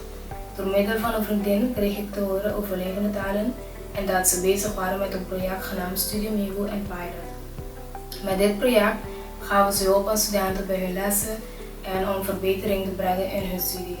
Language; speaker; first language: Dutch; non-native, local second language; Papiamento